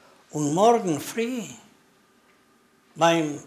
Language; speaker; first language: German; non-native, learner; Polish